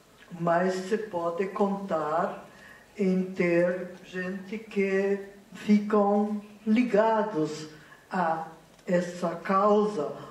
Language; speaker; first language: Portuguese; non-native, fluent; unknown